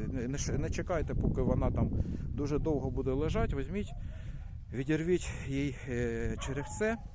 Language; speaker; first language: Ukrainian; non-native, local second language; Russian